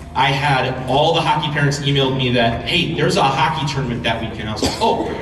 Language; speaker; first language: English; native; English